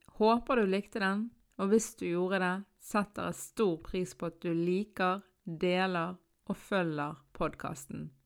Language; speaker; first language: Norwegian; early bilingual, other home language; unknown